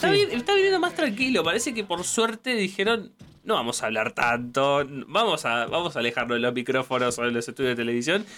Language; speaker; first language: Spanish; native; Spanish